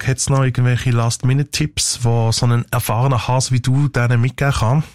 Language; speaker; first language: German; native; German